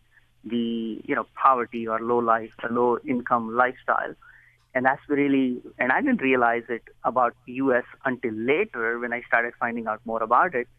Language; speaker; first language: English; non-native, local second language; Hindi